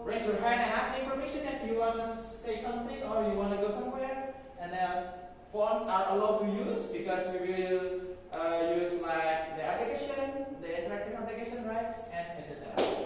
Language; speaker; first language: English; non-native, fluent; Indonesian